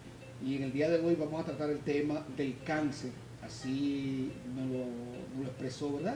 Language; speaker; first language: Spanish; native; Spanish